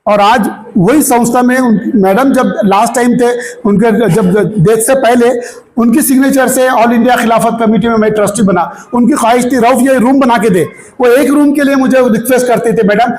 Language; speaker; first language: Hindi; non-native, local second language; Marathi